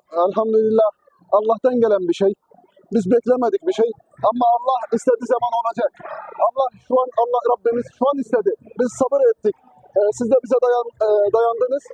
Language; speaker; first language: Turkish; non-native, learner; Arabic